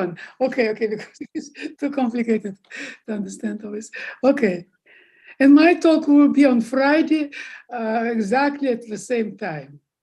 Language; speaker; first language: English; non-native, fluent; Russian